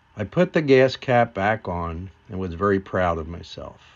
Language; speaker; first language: English; native; English